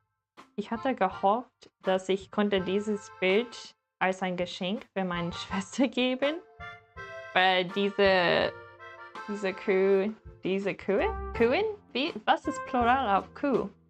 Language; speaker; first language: German; non-native, learner; English